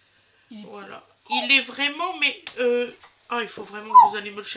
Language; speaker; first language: French; native; French